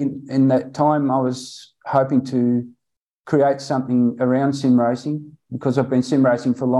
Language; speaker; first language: English; native; English